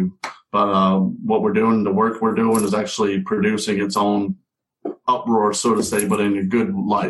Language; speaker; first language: English; native; English